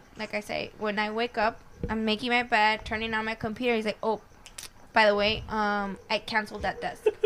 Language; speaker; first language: English; early bilingual, other home language; Spanish